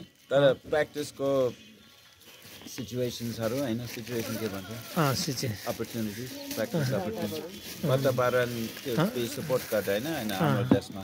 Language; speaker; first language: Nepali; non-native, fluent; English